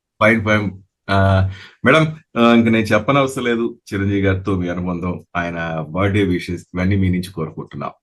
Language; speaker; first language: Telugu; native; Telugu